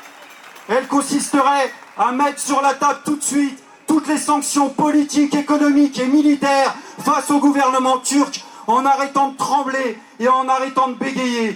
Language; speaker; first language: French; native; French